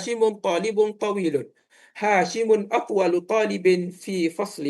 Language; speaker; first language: Arabic; non-native, fluent; Malay